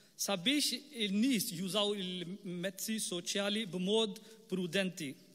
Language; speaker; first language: Maltese; non-native, fluent; Urdu